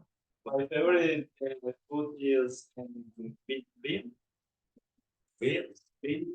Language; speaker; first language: English; non-native, learner; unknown